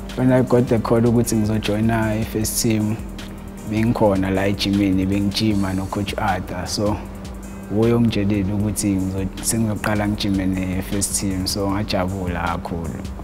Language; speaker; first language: Zulu; non-native, local second language; Xhosa